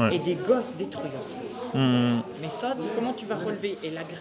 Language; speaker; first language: French; native; French